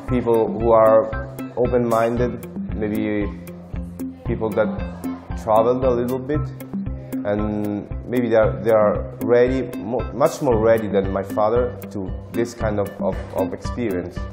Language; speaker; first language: English; non-native, fluent; Italian